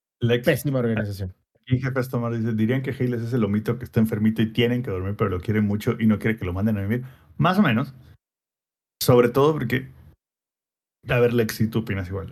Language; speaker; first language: Spanish; native; Spanish